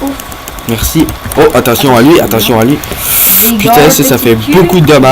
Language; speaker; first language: French; native; French